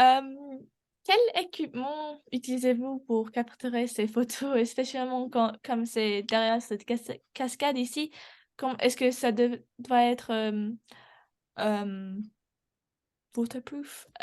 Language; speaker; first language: French; non-native, learner; English